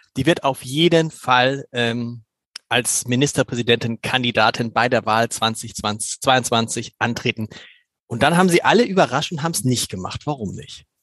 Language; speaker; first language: German; native; German